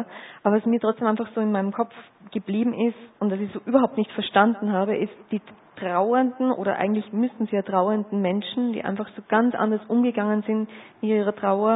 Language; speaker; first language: German; native; German